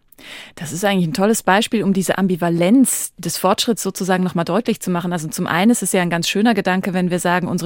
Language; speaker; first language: German; native; German